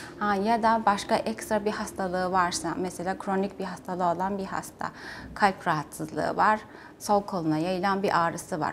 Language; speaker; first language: Turkish; non-native, fluent; Mongolian